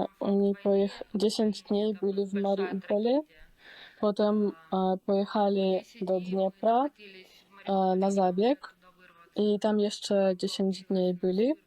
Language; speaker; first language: Polish; non-native, fluent; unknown